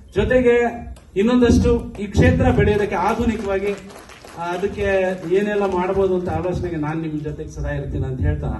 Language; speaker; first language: Kannada; non-native, local second language; Lambadi